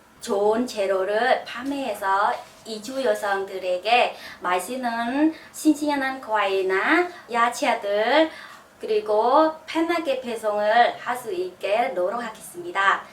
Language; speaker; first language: Korean; non-native, learner; Khmer